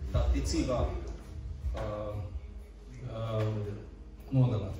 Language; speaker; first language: Latvian; non-native, learner; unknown